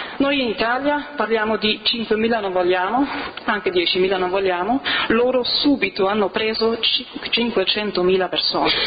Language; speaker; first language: Italian; non-native, fluent; Arabic